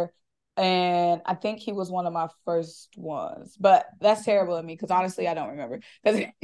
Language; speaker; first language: English; native; English